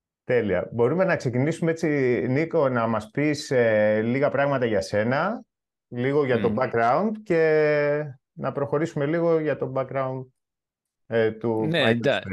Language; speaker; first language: Greek; native; Greek